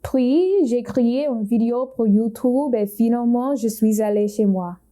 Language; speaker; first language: French; non-native, fluent; English